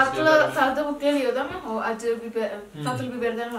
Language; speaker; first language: Turkish; non-native, learner; Indonesian